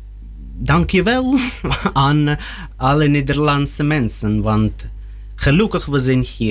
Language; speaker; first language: Dutch; non-native, learner; Russian